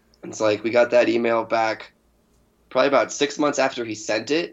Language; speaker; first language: English; native; English